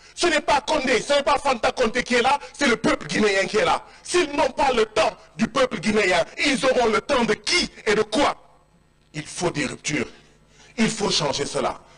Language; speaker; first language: French; non-native, local second language; Wolof